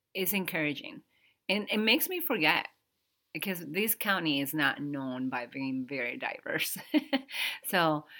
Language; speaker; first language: English; non-native, fluent; Spanish